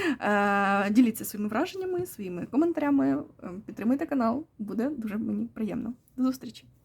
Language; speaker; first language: Ukrainian; non-native, local second language; Russian